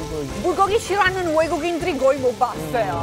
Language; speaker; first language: Korean; non-native, fluent; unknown